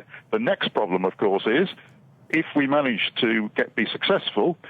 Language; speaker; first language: English; native; English